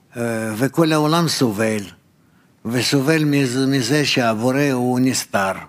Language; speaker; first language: Hebrew; non-native, fluent; Russian